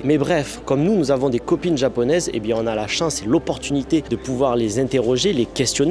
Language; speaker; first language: French; native; French